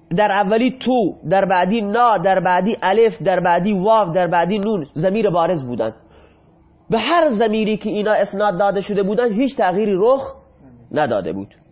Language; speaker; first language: Persian; non-native, local second language; Baluchi